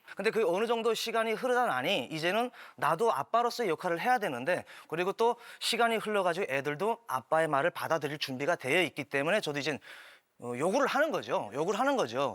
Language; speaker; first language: Korean; native; Korean